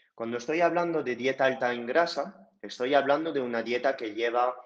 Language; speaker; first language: Spanish; non-native, fluent; French